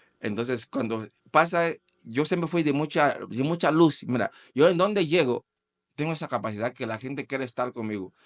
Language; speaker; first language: Spanish; non-native, fluent; Portuguese